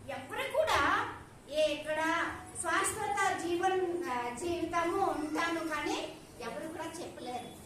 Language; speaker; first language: Telugu; non-native, learner; Odia